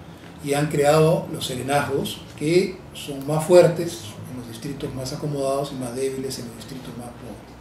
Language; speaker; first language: Spanish; native; Spanish